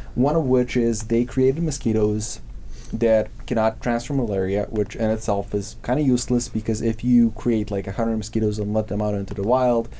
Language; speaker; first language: English; non-native, fluent; Serbian